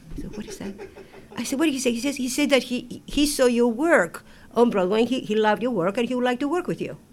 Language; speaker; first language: English; non-native, fluent; Spanish